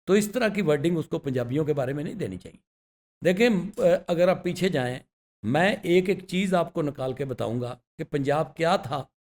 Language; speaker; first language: Urdu; non-native, local second language; Punjabi